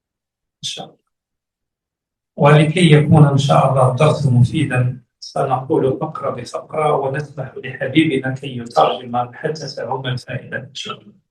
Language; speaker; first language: Arabic; native; Arabic